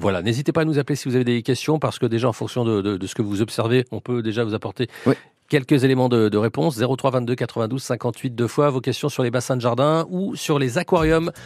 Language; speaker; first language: French; native; French